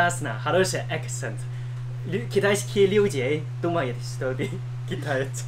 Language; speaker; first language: Russian; non-native, learner; Chinese